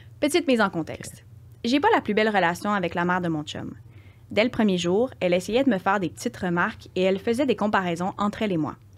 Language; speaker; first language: French; native; French